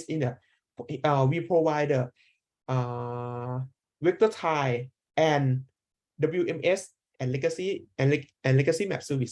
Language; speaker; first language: English; non-native, learner; Thai